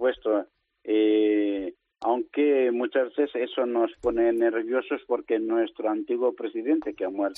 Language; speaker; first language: Spanish; native; Spanish